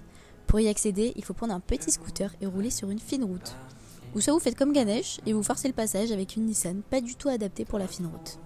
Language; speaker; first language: French; native; French